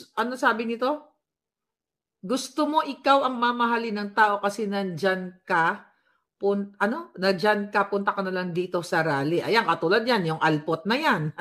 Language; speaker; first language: Filipino; non-native, local second language; Hiligaynon